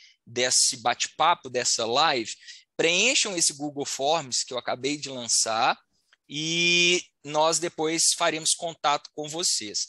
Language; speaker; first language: Portuguese; native; Portuguese